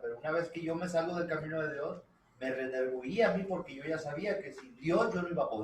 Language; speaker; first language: Spanish; native; Spanish